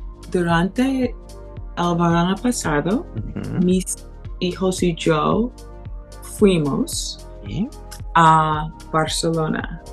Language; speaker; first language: Spanish; non-native, learner; English